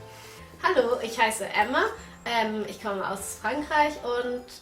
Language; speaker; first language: German; non-native, fluent; French